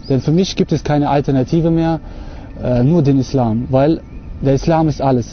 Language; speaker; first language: German; early bilingual, other home language; Russian